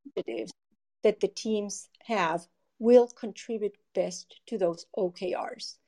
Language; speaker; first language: English; non-native, fluent; Spanish